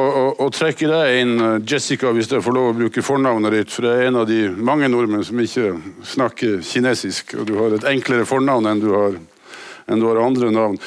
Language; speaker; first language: Norwegian; native; Norwegian